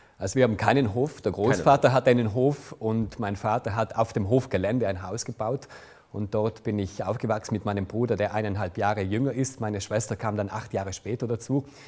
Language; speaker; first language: German; non-native, local second language; Ladin